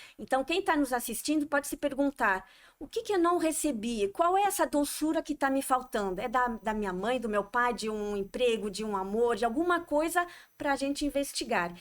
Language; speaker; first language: Portuguese; non-native, fluent; French